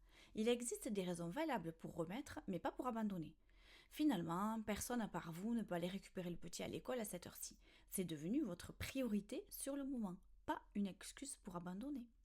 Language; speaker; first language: French; native; French